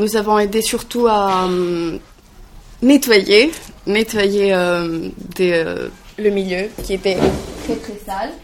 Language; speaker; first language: French; non-native, learner; Greek